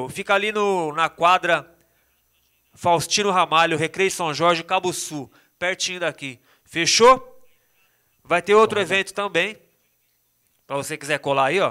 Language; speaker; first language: Portuguese; native; Portuguese